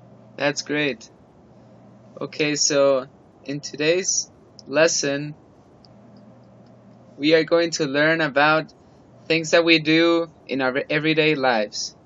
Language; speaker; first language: English; non-native, fluent; Spanish